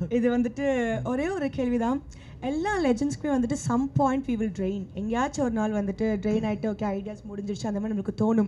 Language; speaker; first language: Tamil; native; Tamil